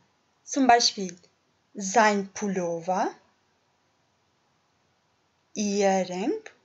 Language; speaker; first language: German; non-native, fluent; Albanian